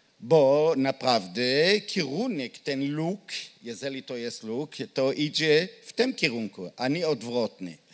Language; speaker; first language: Polish; non-native, learner; Hebrew